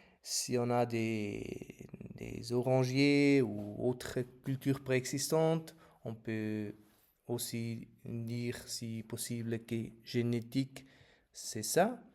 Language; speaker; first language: French; non-native, fluent; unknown